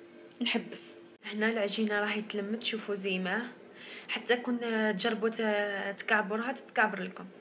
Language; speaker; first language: Arabic; native; Arabic